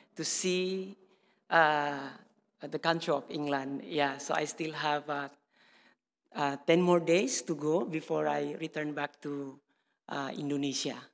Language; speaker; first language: English; non-native, learner; Indonesian